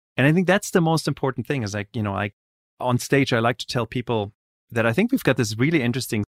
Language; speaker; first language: English; non-native, fluent; German